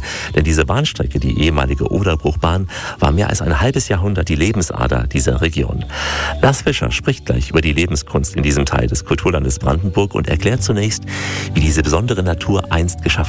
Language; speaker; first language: German; native; German